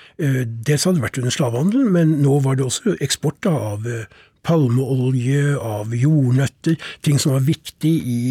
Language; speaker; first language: Norwegian; native; Norwegian